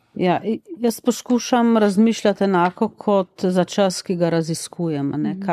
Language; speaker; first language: Slovenian; native; Slovenian